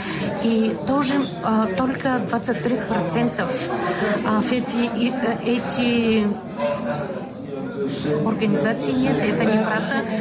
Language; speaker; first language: Russian; non-native, learner; Bulgarian